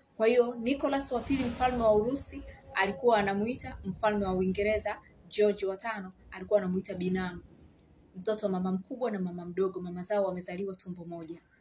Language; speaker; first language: Swahili; native; Swahili